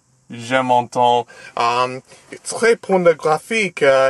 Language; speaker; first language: French; non-native, learner; English